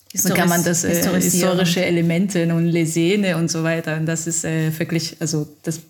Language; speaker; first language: German; non-native, fluent; Italian